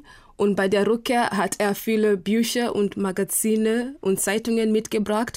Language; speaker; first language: German; non-native, fluent; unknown